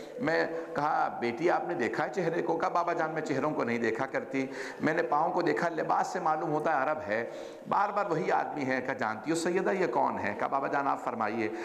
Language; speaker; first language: Urdu; native; Urdu